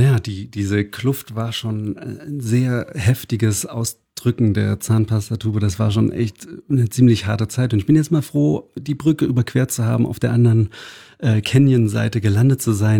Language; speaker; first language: German; native; German